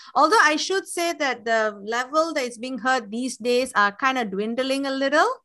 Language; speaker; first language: English; non-native, local second language; Tamil